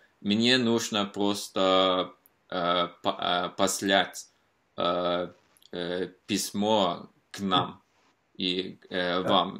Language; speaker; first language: Russian; non-native, fluent; Norwegian